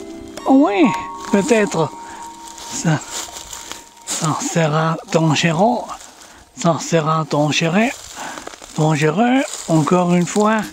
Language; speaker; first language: French; non-native, learner; English